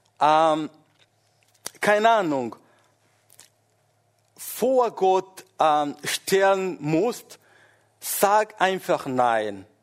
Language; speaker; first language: German; non-native, fluent; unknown